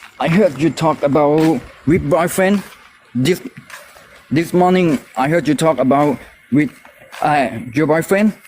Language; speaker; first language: English; non-native, learner; Thai